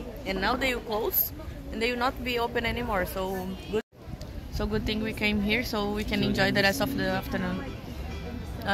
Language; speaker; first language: English; non-native, learner; Portuguese